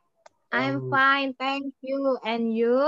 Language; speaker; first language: English; non-native, learner; Indonesian